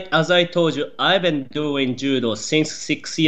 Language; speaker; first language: English; non-native, learner; Japanese